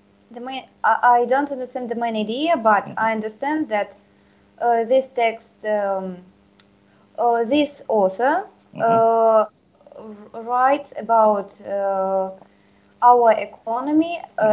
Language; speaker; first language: English; non-native, learner; Russian